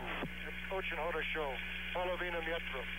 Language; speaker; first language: Russian; native; Russian